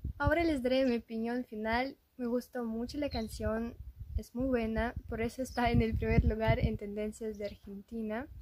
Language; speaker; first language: Spanish; non-native, fluent; Russian